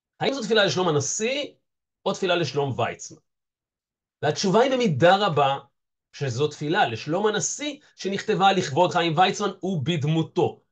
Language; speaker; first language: Hebrew; native; Hebrew